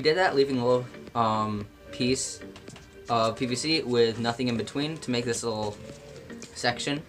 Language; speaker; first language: English; native; English